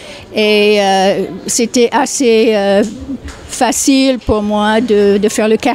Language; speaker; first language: French; non-native, fluent; English